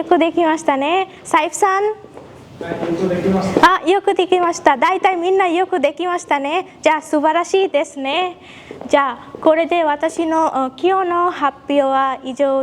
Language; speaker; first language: Japanese; non-native, fluent; Bangla